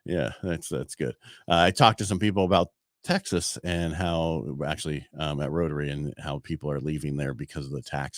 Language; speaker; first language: English; native; English